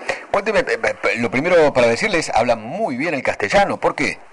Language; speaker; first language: Spanish; native; Spanish